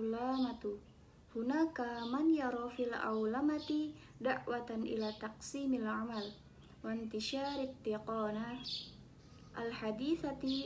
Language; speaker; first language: Arabic; non-native, learner; Indonesian